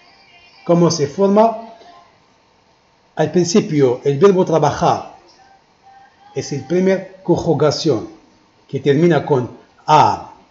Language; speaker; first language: Spanish; non-native, fluent; Arabic